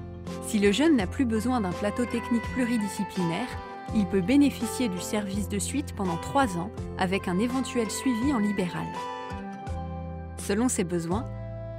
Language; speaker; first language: French; native; French